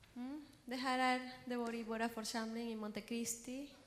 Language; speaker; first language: Swedish; non-native, learner; Spanish